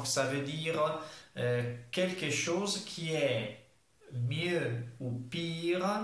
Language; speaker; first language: French; non-native, fluent; Italian